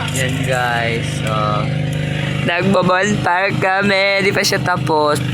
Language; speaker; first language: Filipino; non-native, local second language; Cebuano